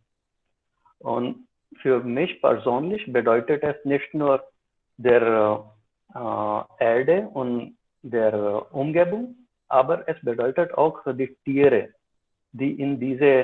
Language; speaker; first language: German; non-native, fluent; Hindi